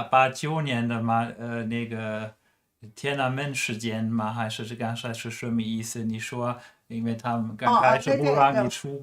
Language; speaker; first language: Chinese; non-native, fluent; German